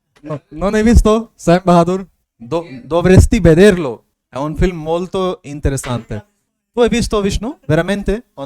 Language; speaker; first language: Italian; non-native, fluent; Hindi